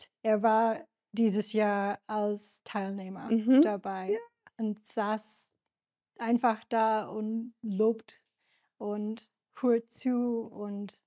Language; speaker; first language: German; non-native, learner; English